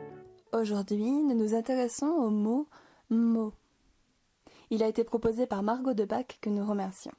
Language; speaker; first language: French; native; French